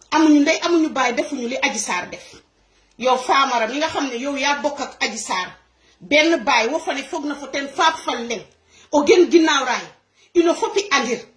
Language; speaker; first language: Wolof; non-native, local second language; Serer